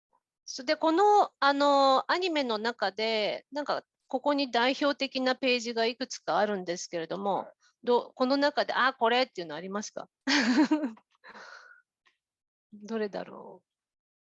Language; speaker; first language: Japanese; native; Japanese